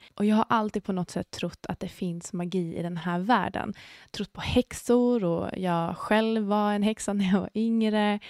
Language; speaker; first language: Swedish; early bilingual, other home language; English